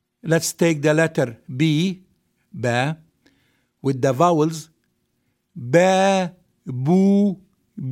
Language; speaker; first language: English; non-native, fluent; Arabic